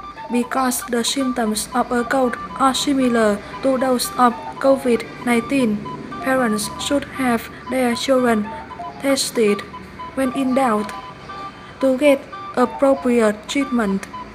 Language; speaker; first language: English; non-native, fluent; Vietnamese